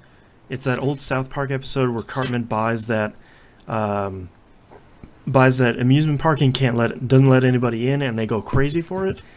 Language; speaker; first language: English; native; English